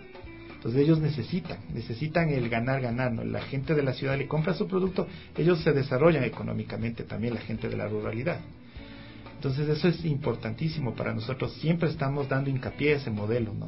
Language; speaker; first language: Spanish; native; Spanish